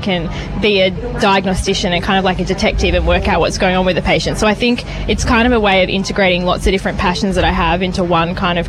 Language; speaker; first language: English; native; English